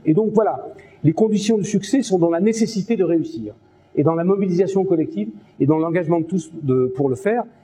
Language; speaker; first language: French; native; French